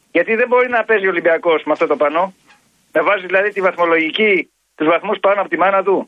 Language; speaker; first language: Greek; non-native, fluent; Polish